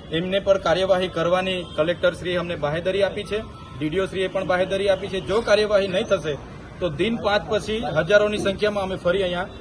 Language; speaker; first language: Gujarati; non-native, local second language; Vasavi